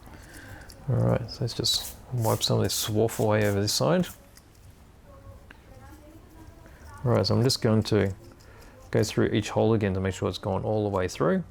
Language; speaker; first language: English; native; English